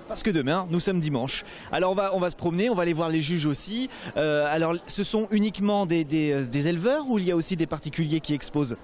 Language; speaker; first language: French; native; French